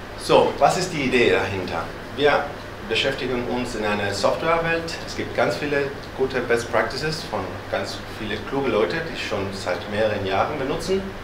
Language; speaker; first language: German; non-native, fluent; Spanish